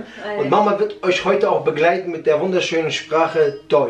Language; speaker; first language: German; early bilingual, other home language; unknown